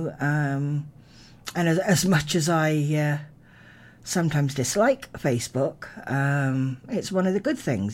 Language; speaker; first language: English; native; English